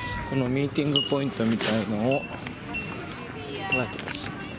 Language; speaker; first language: Japanese; native; Japanese